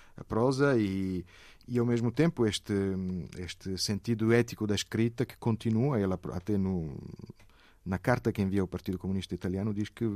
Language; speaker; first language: Portuguese; non-native, fluent; Italian